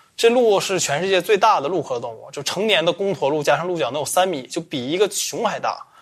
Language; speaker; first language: Chinese; native; Chinese